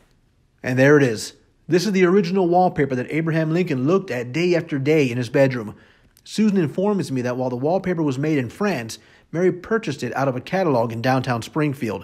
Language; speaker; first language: English; native; English